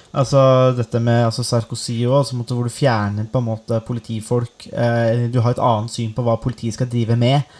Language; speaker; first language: Norwegian; native; Norwegian